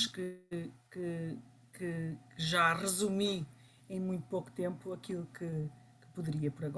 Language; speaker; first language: Portuguese; early bilingual, other home language; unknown